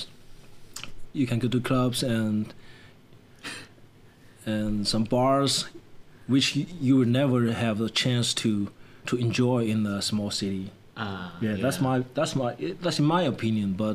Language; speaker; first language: English; non-native, fluent; Chinese